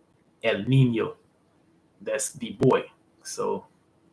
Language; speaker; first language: Spanish; non-native, learner; English